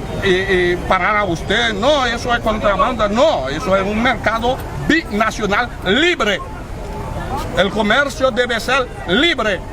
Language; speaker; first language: Spanish; non-native, fluent; Haitian Creole